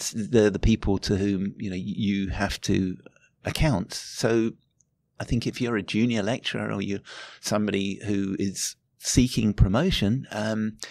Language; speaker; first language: English; native; English